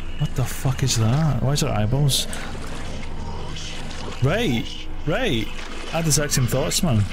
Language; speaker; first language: English; native; English